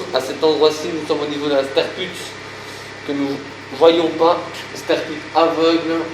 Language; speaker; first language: French; native; French